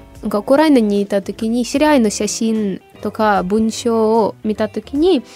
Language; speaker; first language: Japanese; non-native, fluent; Ukrainian